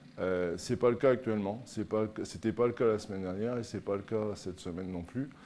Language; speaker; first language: French; native; French